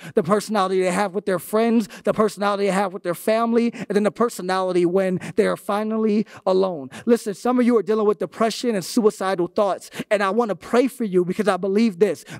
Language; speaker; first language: English; native; English